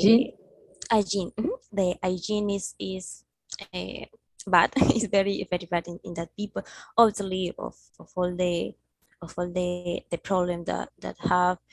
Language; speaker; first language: English; non-native, learner; Spanish